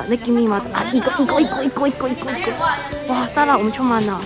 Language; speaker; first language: Korean; non-native, learner; Cantonese